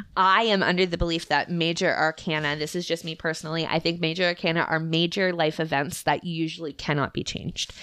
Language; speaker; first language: English; native; English